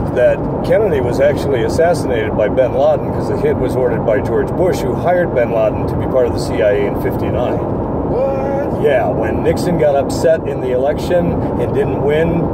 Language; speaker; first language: English; native; English